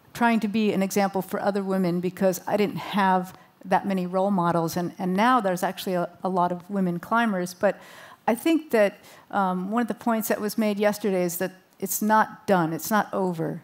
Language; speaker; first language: English; native; English